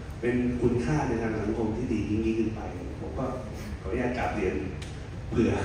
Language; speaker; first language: Thai; native; Thai